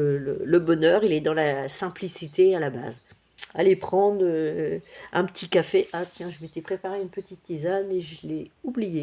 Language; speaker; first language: French; native; French